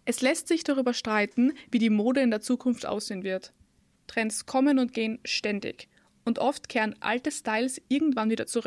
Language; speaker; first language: German; native; German